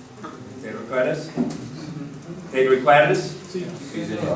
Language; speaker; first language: Spanish; non-native, learner; English